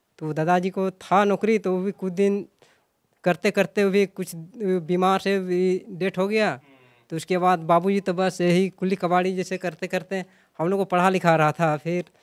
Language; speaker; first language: Hindi; native; Hindi